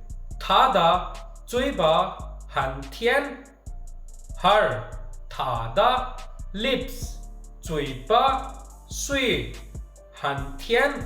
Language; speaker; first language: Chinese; non-native, fluent; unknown